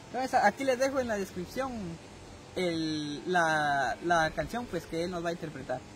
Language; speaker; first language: Spanish; native; Spanish